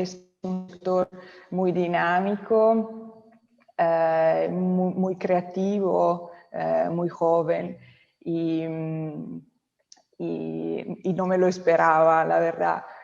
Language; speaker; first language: Spanish; non-native, local second language; Italian